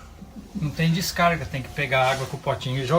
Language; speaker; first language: Portuguese; native; Portuguese